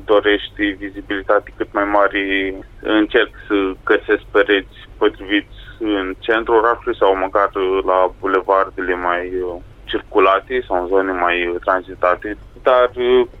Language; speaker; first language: Romanian; native; Romanian